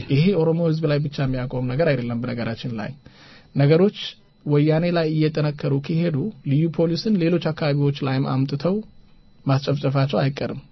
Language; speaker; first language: Amharic; non-native, local second language; Somali